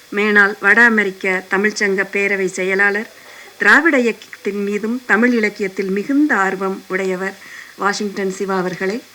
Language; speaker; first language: Tamil; non-native, local second language; Telugu